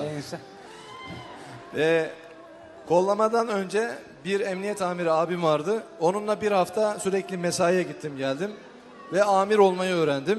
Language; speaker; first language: Turkish; native; Turkish